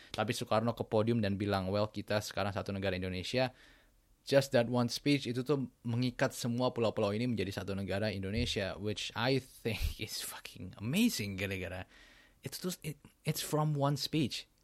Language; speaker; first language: Indonesian; native; Indonesian